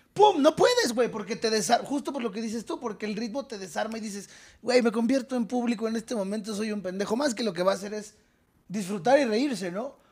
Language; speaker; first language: Spanish; native; Spanish